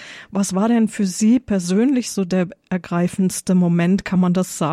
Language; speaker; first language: German; native; German